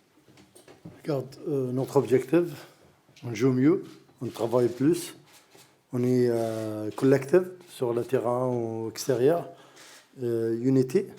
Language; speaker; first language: French; non-native, learner; Arabic